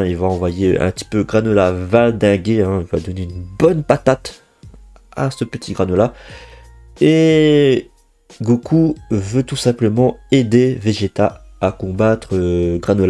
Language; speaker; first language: French; native; French